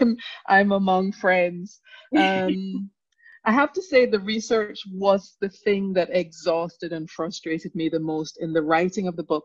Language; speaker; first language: English; native; English